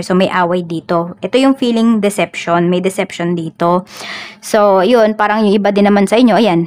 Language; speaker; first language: Filipino; native; Filipino